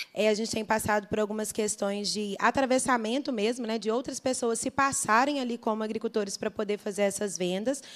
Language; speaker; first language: Portuguese; native; Portuguese